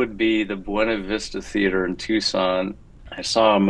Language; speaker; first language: English; native; English